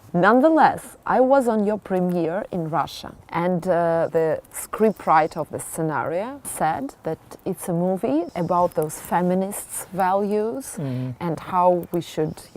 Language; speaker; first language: English; non-native, fluent; Russian